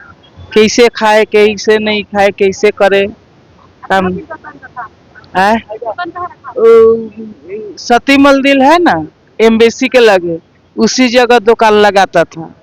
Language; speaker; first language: Hindi; non-native, local second language; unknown